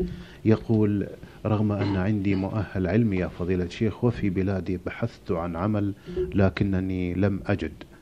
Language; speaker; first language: Arabic; native; Arabic